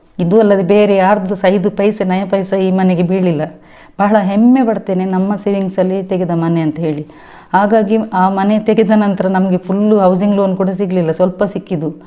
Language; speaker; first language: Kannada; non-native, local second language; Tulu